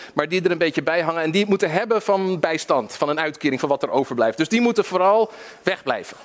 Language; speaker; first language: Dutch; early bilingual, other home language; English